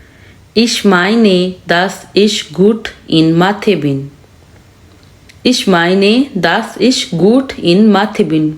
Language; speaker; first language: German; non-native, fluent; Urdu